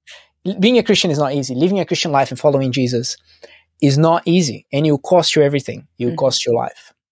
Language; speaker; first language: English; non-native, fluent; Portuguese